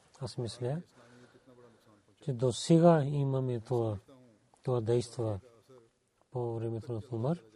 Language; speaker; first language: Bulgarian; non-native, learner; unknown